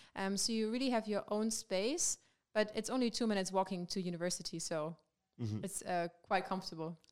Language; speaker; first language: English; non-native, fluent; German